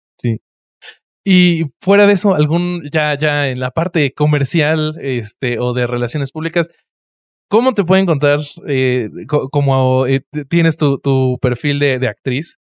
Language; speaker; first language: Spanish; native; Spanish